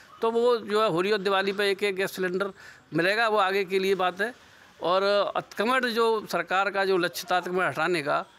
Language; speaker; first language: Hindi; native; Hindi